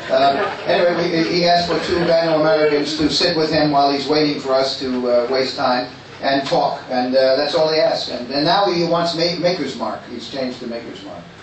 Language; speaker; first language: English; native; English